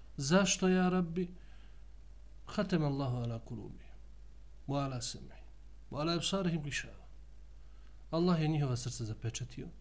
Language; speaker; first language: Bosnian; native; Bosnian